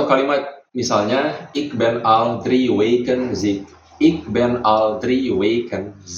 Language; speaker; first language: Dutch; non-native, fluent; Indonesian